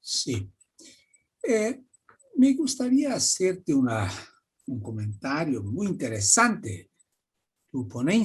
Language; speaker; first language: Spanish; non-native, fluent; Portuguese